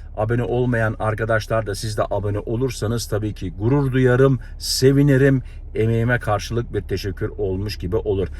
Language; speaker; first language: Turkish; native; Turkish